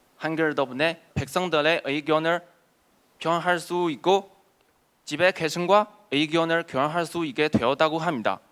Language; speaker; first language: Korean; non-native, fluent; Chinese